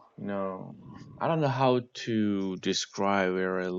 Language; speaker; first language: English; non-native, learner; Korean